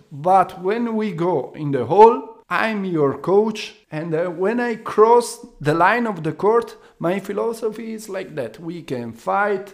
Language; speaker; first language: English; non-native, learner; Italian